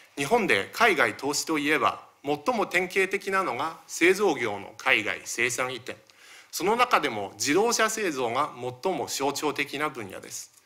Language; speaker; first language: Japanese; early bilingual, other home language; Chinese